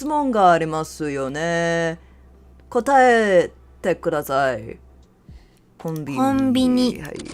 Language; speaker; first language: Japanese; non-native, learner; English